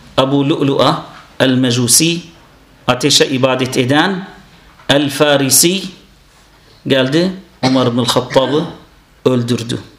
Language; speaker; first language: Turkish; non-native, fluent; Arabic